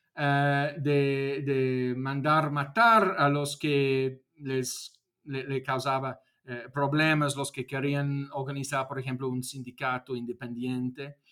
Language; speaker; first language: Spanish; non-native, fluent; English